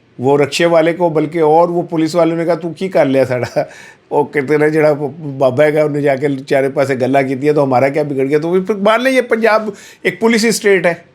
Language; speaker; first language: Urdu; non-native, local second language; Punjabi